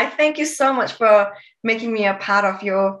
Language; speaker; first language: English; non-native, local second language; Nepali